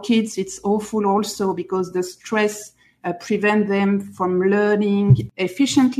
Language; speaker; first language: English; non-native, fluent; French